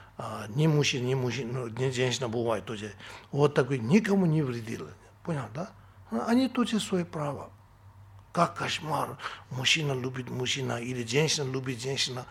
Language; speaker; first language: Russian; non-native, learner; Tibetan